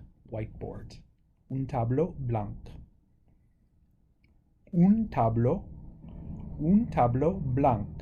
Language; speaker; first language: French; non-native, fluent; English